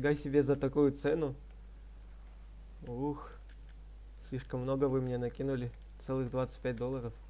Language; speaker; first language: Russian; native; Russian